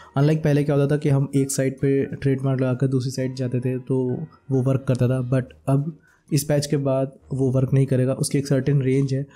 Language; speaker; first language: Hindi; native; Hindi